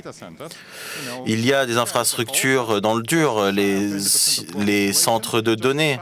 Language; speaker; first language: French; native; French